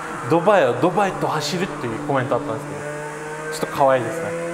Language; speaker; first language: Japanese; non-native, fluent; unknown